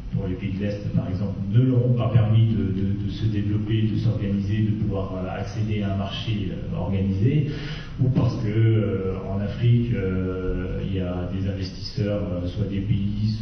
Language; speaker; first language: French; native; French